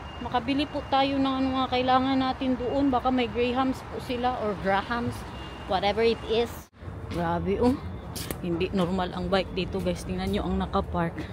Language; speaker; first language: Filipino; non-native, local second language; Cebuano